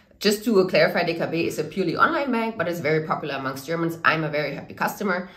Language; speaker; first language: English; non-native, fluent; German